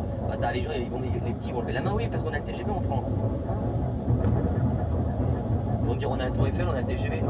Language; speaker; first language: French; native; French